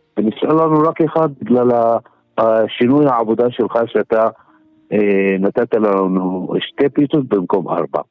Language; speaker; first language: Hebrew; non-native, local second language; Arabic